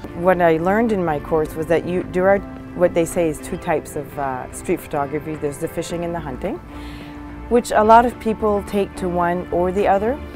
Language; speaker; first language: English; native; English